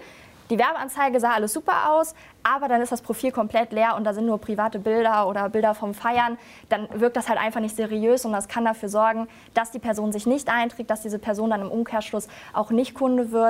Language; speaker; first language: German; native; German